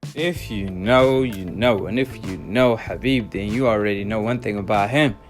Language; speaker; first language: English; native; English